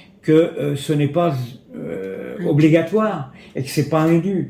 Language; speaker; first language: French; native; French